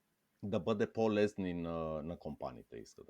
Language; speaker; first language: Bulgarian; non-native, fluent; Romanian